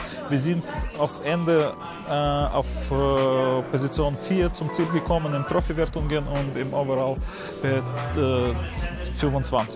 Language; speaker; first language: German; non-native, learner; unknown